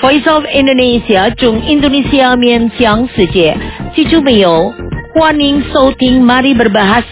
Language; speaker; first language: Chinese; non-native, fluent; Indonesian